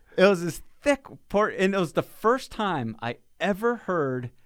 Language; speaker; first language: English; native; English